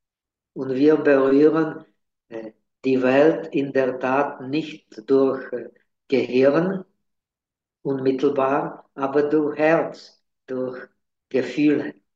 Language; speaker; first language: German; non-native, fluent; Czech